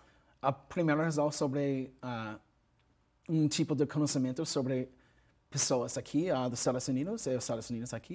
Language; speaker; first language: Portuguese; non-native, learner; English